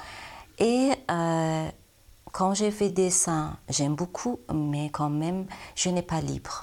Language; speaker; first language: French; non-native, learner; Persian